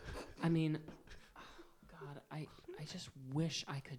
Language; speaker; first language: English; native; English